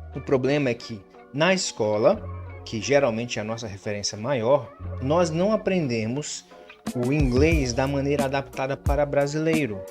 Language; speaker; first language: Portuguese; native; Portuguese